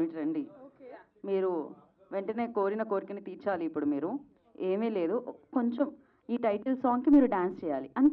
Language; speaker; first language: Telugu; native; Telugu